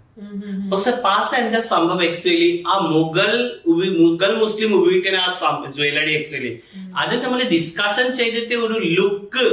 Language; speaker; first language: Malayalam; non-native, fluent; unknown